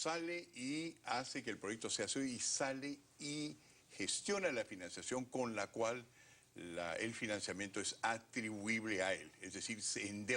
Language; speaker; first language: Spanish; native; Spanish